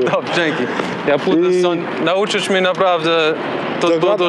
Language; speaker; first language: Polish; non-native, learner; English